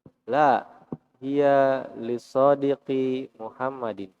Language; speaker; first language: Arabic; non-native, learner; Indonesian